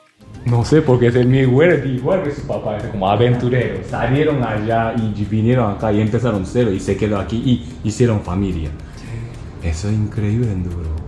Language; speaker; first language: Spanish; non-native, learner; Japanese